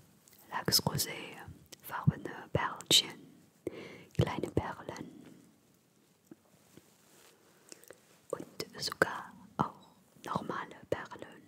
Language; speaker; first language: German; non-native, fluent; French